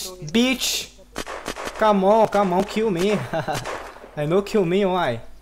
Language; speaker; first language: English; non-native, learner; Portuguese